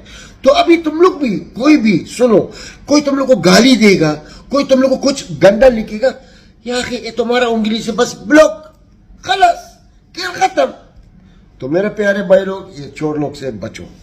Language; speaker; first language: Hindi; non-native, learner; Arabic